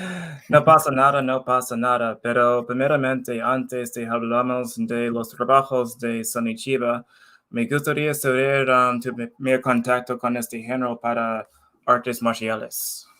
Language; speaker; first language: Spanish; non-native, fluent; English